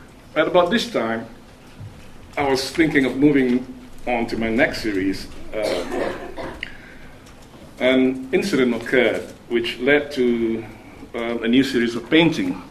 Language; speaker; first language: English; non-native, local second language; Malay